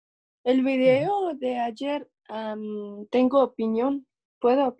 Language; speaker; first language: Spanish; non-native, learner; English